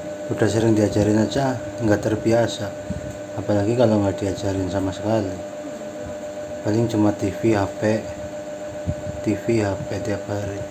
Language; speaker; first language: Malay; non-native, local second language; Javanese